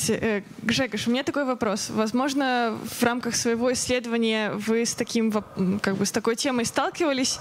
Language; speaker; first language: Russian; native; Russian